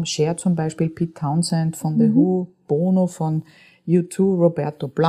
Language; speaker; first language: German; native; German